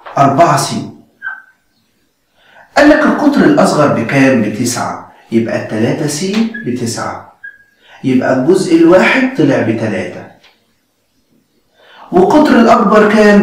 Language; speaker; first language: Arabic; native; Arabic